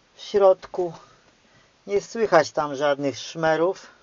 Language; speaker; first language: Polish; native; Polish